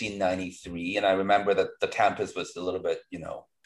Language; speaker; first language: English; non-native, local second language; Cantonese